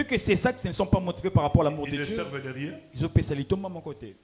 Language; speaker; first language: French; non-native, local second language; Lingala